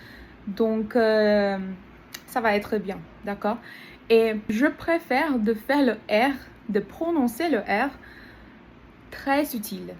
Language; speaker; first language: French; non-native, learner; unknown